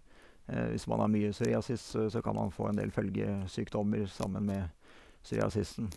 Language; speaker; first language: Norwegian; native; Norwegian